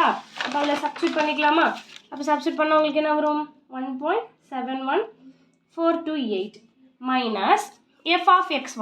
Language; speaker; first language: Tamil; native; Tamil